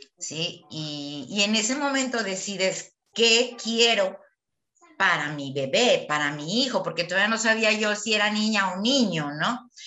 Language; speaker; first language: Spanish; native; Spanish